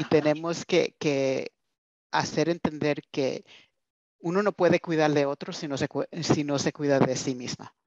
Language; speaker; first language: Spanish; early bilingual, heritage; Spanish